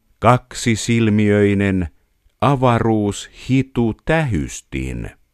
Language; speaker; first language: Finnish; native; Finnish